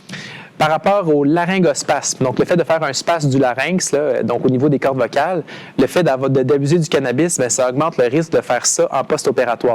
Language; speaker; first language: French; native; French